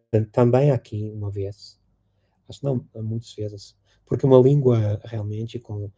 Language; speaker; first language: Portuguese; non-native, fluent; English